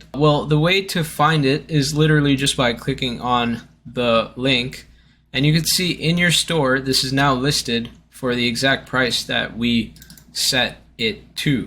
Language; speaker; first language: English; native; English